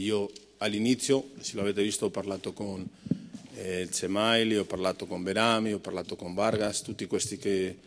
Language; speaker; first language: Italian; non-native, fluent; Spanish